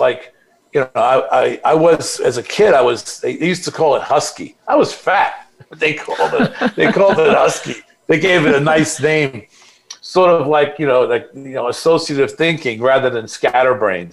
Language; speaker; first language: English; native; English